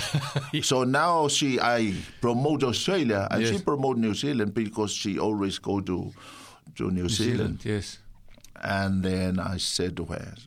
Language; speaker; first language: English; non-native, fluent; Samoan